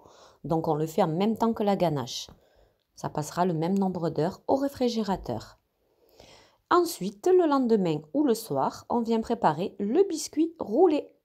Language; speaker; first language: French; native; French